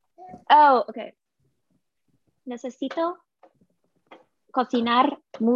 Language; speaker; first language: Spanish; non-native, learner; English